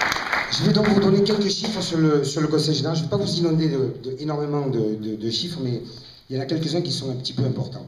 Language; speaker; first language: French; native; French